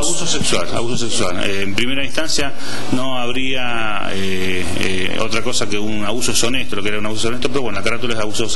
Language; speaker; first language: Spanish; native; Spanish